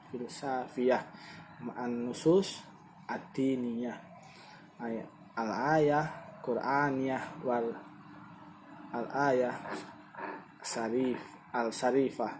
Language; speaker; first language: Arabic; non-native, learner; Indonesian